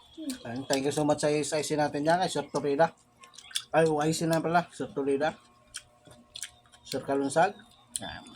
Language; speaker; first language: Filipino; native; Filipino